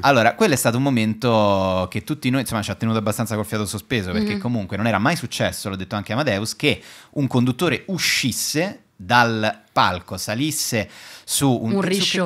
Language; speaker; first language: Italian; native; Italian